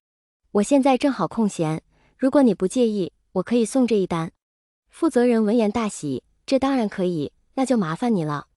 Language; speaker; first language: Chinese; native; Chinese